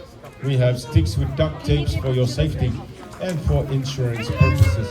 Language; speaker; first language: English; non-native, local second language; Samoan